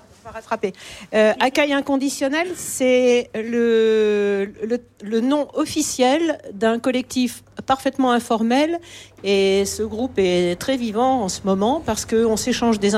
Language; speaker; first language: French; native; French